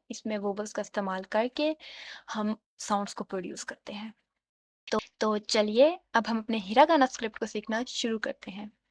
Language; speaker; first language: Urdu; native; Urdu